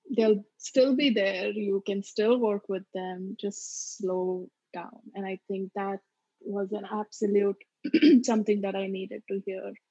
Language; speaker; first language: English; non-native, local second language; Marathi